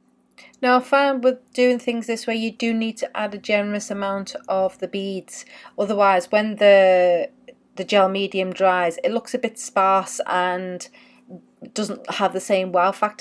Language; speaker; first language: English; native; English